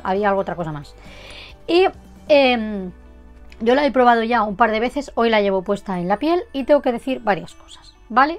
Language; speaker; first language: Spanish; native; Spanish